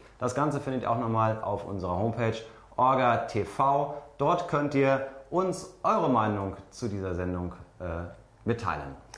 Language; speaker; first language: German; native; German